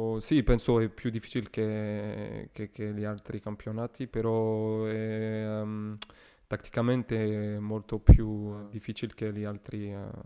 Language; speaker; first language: Italian; non-native, learner; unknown